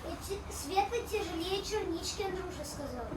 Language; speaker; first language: Russian; native; Russian